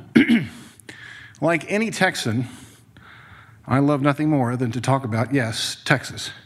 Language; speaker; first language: English; native; English